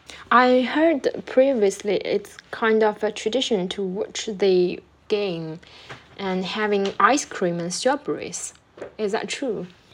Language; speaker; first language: English; non-native, fluent; Chinese